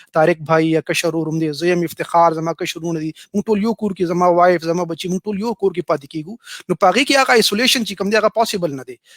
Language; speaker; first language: Pashto; native; Pashto